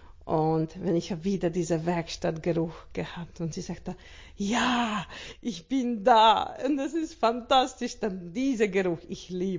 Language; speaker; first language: German; non-native, learner; Hungarian